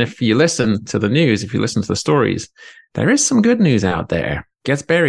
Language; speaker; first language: English; native; English